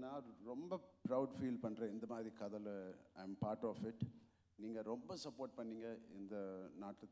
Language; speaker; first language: Tamil; non-native, learner; Telugu